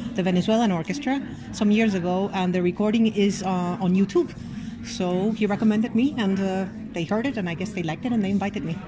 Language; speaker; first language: English; native; English